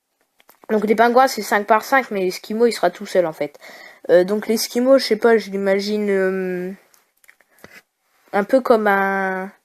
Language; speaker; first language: French; native; French